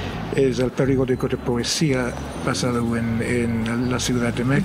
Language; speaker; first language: Spanish; non-native, fluent; English